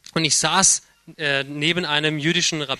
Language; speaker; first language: German; native; German